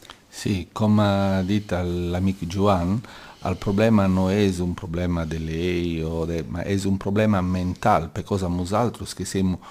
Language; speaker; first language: Catalan; non-native, local second language; Italian